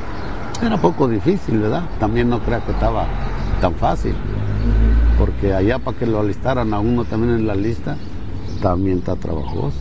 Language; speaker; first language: Spanish; native; Spanish